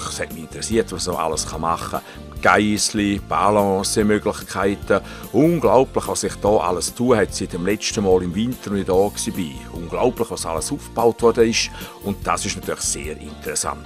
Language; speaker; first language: German; native; German